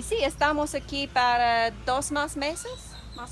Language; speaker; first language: Spanish; non-native, learner; English